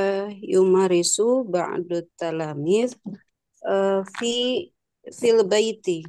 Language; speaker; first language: Arabic; non-native, learner; Indonesian